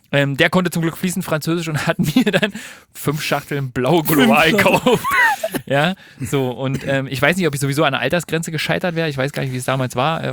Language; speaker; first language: German; native; German